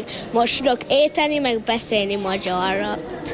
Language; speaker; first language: Hungarian; early bilingual, heritage; English